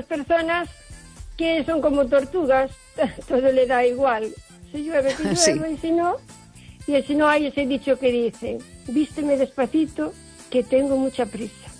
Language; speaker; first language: Spanish; native; Spanish